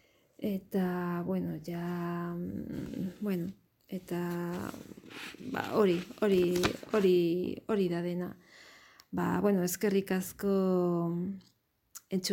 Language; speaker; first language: Basque; non-native, learner; Spanish